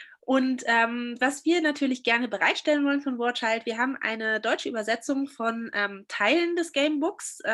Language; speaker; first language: German; native; German